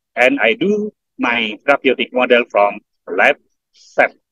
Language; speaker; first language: English; non-native, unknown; Indonesian